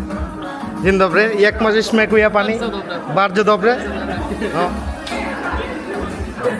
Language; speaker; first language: Polish; non-native, learner; Bangla